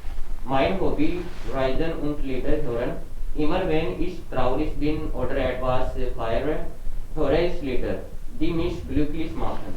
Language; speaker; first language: German; non-native, learner; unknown